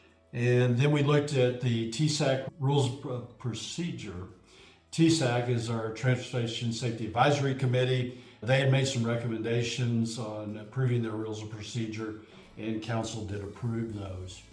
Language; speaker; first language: English; native; English